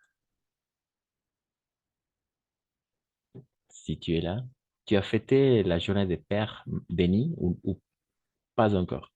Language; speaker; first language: French; non-native, fluent; Spanish